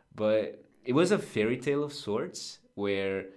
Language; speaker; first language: English; non-native, fluent; Italian